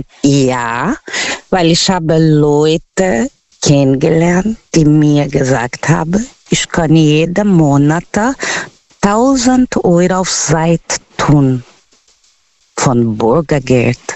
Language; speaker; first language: German; non-native, learner; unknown